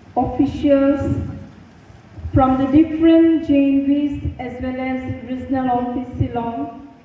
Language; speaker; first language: English; non-native, local second language; Assamese